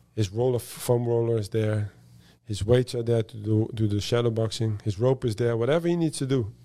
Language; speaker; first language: English; non-native, fluent; Dutch